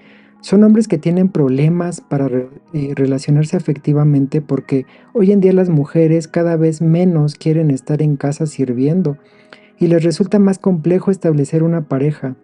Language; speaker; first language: Spanish; native; Spanish